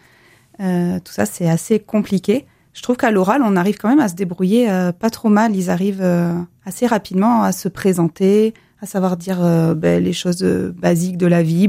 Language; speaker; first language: French; native; French